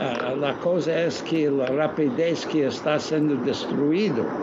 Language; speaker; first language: Spanish; non-native, fluent; English